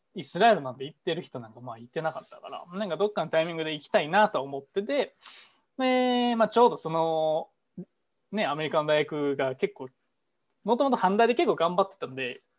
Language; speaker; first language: Japanese; native; Japanese